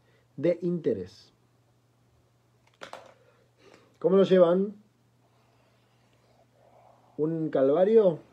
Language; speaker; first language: Spanish; native; Spanish